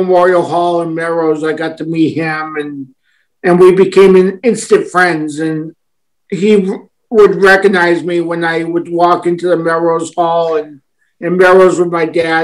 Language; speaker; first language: English; native; English